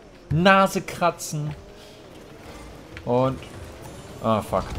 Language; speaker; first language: German; native; German